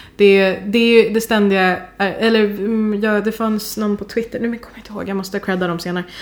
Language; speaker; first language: Swedish; early bilingual, other home language; Persian